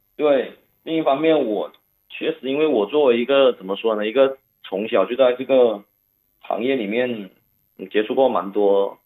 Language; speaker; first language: Chinese; non-native, local second language; Cantonese